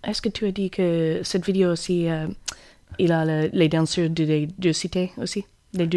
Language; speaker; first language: French; non-native, learner; English